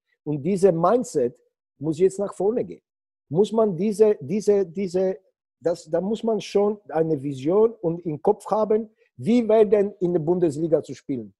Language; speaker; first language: German; non-native, learner; Polish